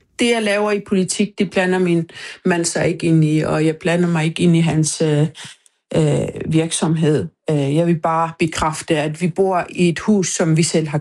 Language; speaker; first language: Danish; non-native, local second language; Kalaallisut